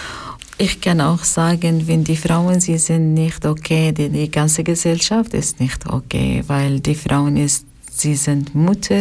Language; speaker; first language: German; non-native, learner; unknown